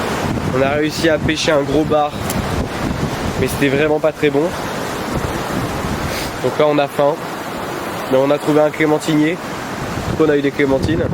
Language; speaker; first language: French; native; French